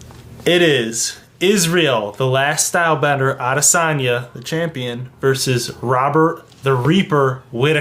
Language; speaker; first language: English; native; English